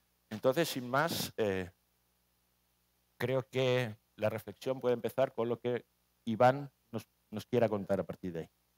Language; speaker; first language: Spanish; native; Spanish